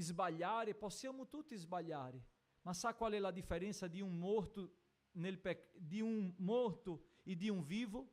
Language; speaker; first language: Italian; non-native, fluent; Portuguese